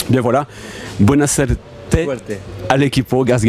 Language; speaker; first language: French; native; French